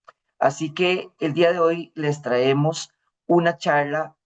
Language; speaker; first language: Spanish; native; Spanish